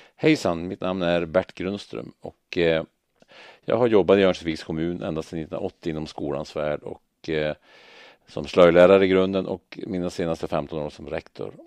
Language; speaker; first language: Swedish; native; Swedish